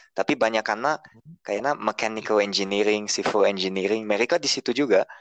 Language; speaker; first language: Indonesian; early bilingual, heritage; Indonesian